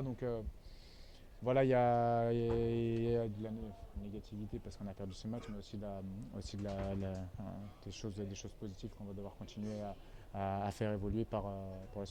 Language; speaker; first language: French; native; French